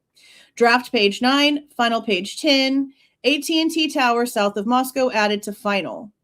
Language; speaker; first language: English; native; English